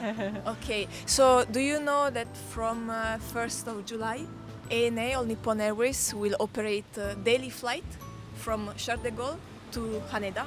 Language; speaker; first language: English; non-native, fluent; French